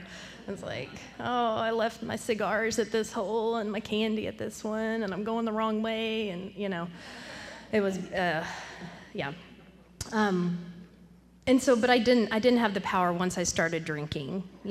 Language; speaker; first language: English; native; English